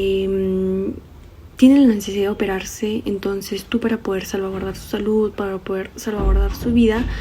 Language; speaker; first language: Spanish; native; Spanish